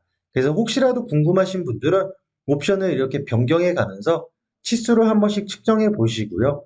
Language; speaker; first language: Korean; native; Korean